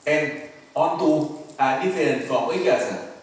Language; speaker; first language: English; non-native, fluent; Vietnamese